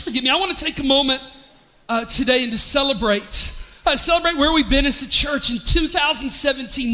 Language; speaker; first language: English; native; English